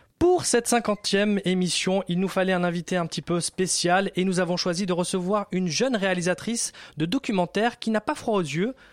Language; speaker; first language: French; native; French